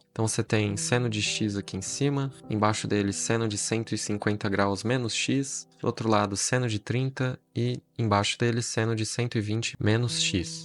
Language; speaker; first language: Portuguese; native; Portuguese